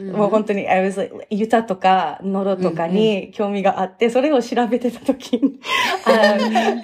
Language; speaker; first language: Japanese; early bilingual, heritage; English